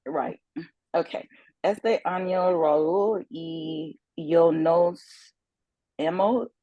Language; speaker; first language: Spanish; non-native, learner; English